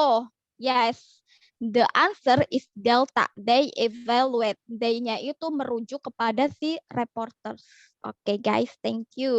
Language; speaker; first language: English; non-native, learner; Indonesian